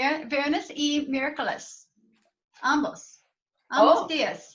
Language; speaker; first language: Spanish; non-native, learner; English